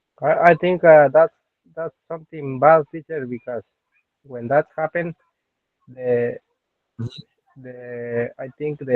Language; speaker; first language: English; non-native, learner; Spanish